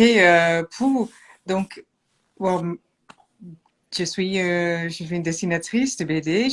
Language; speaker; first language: French; non-native, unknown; Dutch